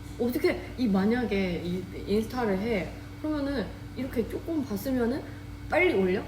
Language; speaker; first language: Korean; non-native, fluent; Burmese